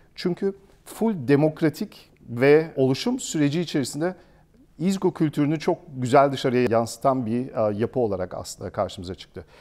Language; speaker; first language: Turkish; early bilingual, heritage; Turkish